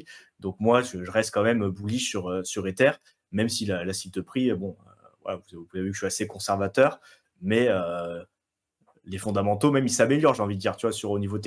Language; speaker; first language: French; native; French